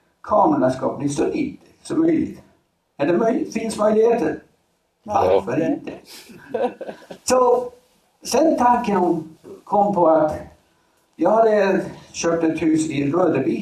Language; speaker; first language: Swedish; non-native, fluent; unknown